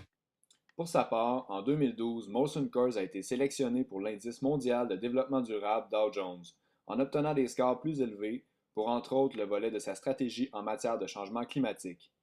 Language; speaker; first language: French; native; French